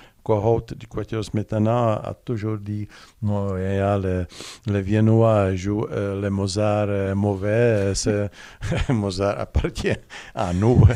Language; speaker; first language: French; non-native, learner; Czech